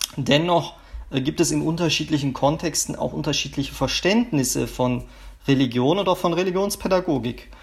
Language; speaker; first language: German; early bilingual, other home language; Turkish